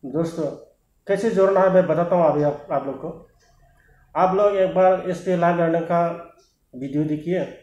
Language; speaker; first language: Hindi; non-native, local second language; Bodo